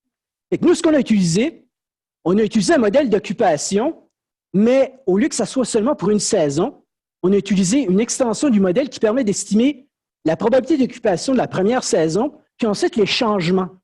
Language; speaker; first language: French; native; French